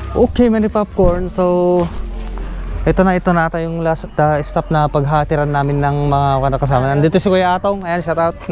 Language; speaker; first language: Filipino; native; Filipino